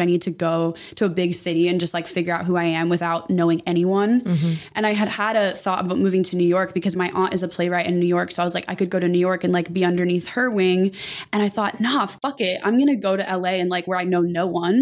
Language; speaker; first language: English; native; English